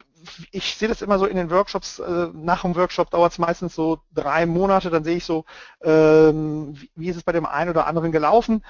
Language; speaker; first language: German; native; German